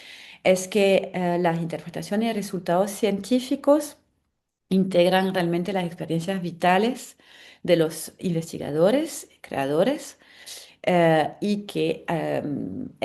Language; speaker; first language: Spanish; non-native, fluent; French